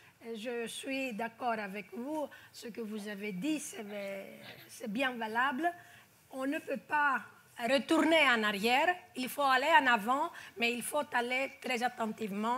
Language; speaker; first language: French; non-native, fluent; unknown